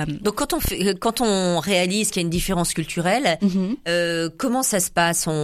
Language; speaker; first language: French; native; French